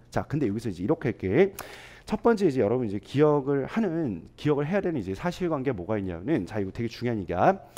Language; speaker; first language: Korean; native; Korean